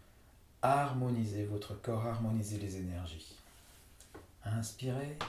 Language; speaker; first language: French; native; French